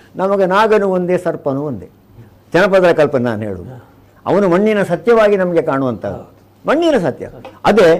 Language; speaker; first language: Kannada; non-native, local second language; Tulu